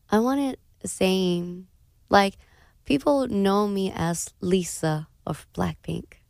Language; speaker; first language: English; non-native, fluent; Thai